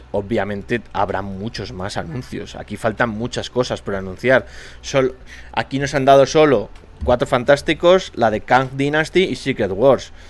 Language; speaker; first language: Spanish; native; Spanish